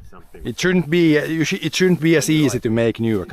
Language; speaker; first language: English; non-native, fluent; Swedish